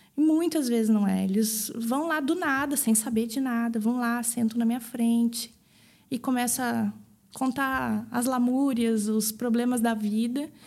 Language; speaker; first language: Portuguese; native; Portuguese